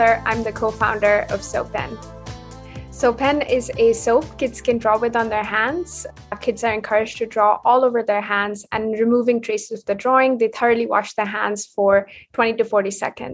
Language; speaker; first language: English; non-native, local second language; Hindi